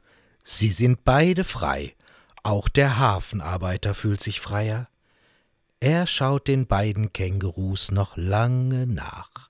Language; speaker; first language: German; native; German